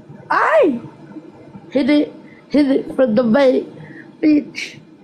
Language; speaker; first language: English; early bilingual, other home language; Spanish